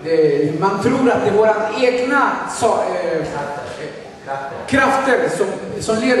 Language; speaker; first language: Swedish; non-native, learner; Spanish